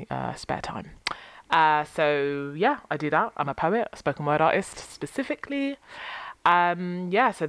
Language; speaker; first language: English; native; English